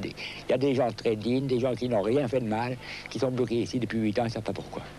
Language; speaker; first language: French; native; French